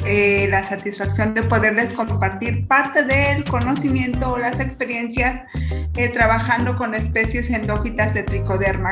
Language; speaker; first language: Spanish; native; Spanish